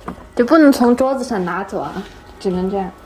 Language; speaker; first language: Chinese; non-native, fluent; Mongolian